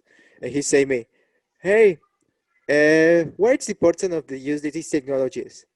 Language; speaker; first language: English; non-native, learner; Spanish